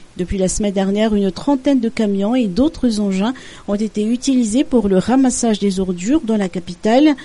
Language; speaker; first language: French; non-native, local second language; Malagasy